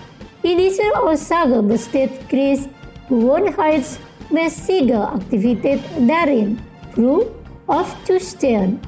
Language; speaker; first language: German; non-native, fluent; Indonesian